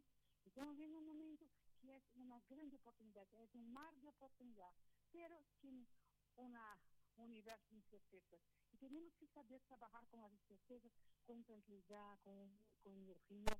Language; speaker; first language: Spanish; non-native, fluent; Portuguese